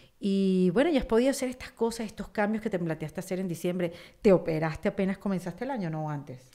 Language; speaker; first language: Spanish; native; Spanish